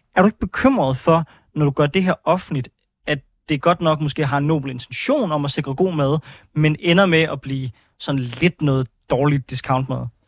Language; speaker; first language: Danish; native; Danish